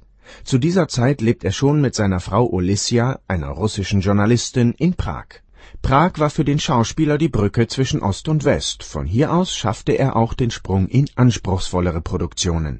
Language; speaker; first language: German; native; German